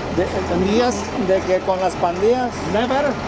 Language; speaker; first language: Spanish; non-native, learner; Polish